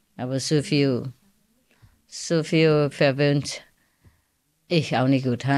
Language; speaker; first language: German; non-native, learner; Vietnamese